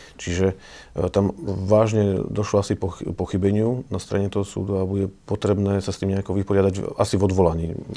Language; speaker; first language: Slovak; native; Slovak